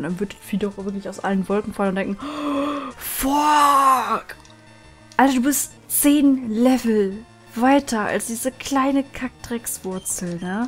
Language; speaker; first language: German; native; German